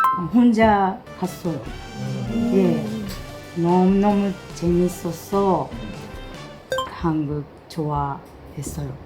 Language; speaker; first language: Korean; non-native, learner; Japanese